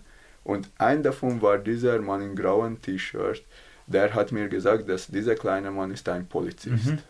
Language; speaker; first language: German; non-native, learner; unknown